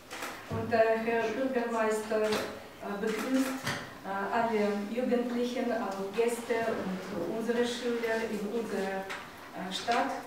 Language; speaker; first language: German; non-native, fluent; Russian